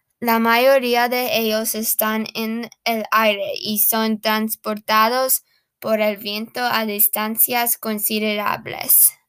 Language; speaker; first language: Spanish; non-native, learner; English